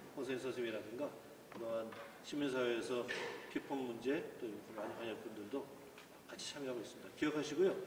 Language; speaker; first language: Korean; native; Korean